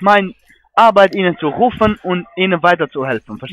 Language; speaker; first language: German; non-native, fluent; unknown